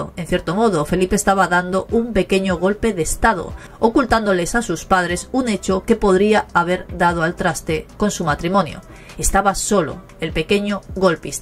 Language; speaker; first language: Spanish; native; Spanish